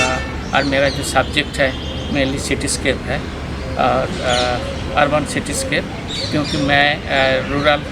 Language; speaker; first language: Hindi; non-native, local second language; Bangla